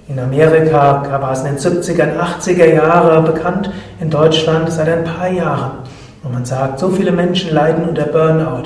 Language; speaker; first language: German; native; German